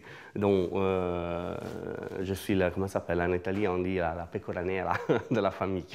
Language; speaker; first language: French; non-native, learner; Italian